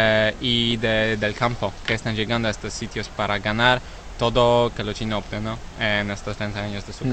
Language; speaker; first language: Spanish; non-native, learner; Polish